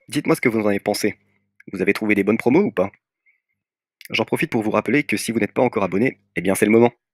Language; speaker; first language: French; native; French